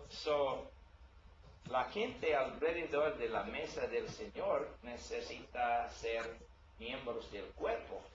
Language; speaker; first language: Spanish; non-native, learner; English